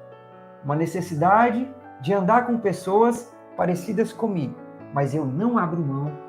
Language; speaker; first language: Portuguese; native; Portuguese